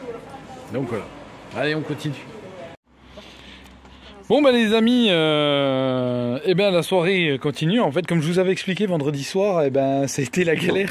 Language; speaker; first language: French; native; French